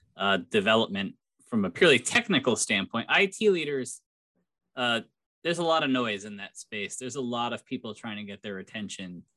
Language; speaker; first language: English; native; English